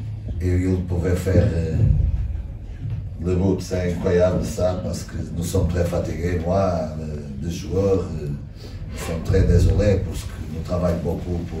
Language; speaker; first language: French; non-native, learner; Portuguese